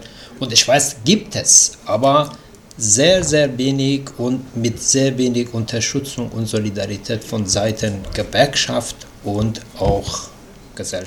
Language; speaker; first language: German; non-native, fluent; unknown